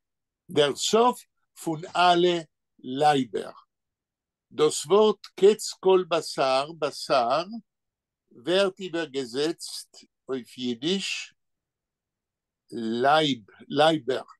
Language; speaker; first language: German; non-native, fluent; Hebrew